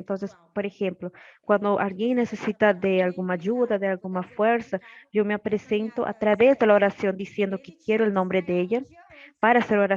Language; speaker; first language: Spanish; non-native, learner; Portuguese